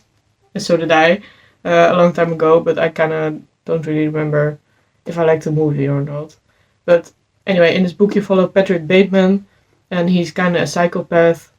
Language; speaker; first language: English; non-native, fluent; Dutch